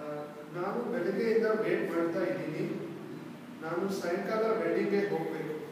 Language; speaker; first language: Kannada; non-native, learner; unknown